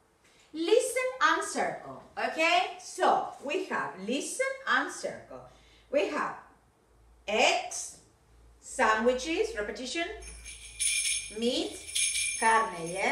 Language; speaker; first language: English; non-native, fluent; Spanish